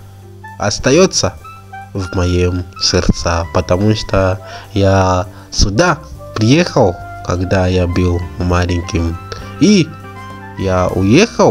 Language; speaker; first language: Russian; non-native, learner; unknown